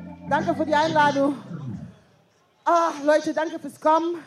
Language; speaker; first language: German; non-native, fluent; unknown